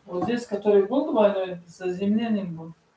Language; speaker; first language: Russian; non-native, fluent; Tajik